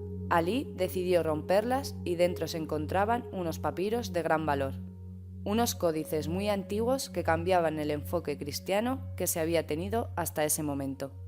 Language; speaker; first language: Spanish; native; Spanish